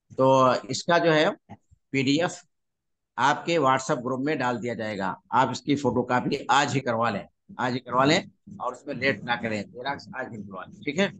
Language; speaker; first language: Urdu; native; Urdu